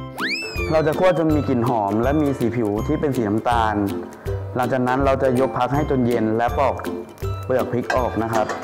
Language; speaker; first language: Thai; native; Thai